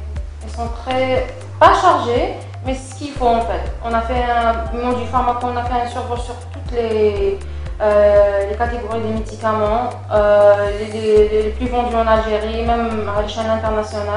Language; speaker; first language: French; non-native, local second language; Kabyle